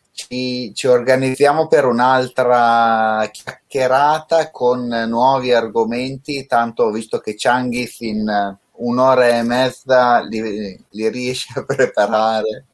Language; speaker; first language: Italian; native; Italian